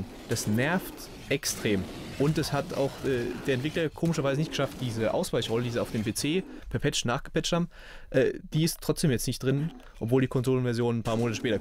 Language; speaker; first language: German; native; German